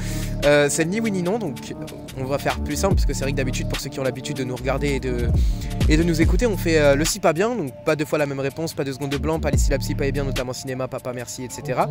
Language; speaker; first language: French; native; French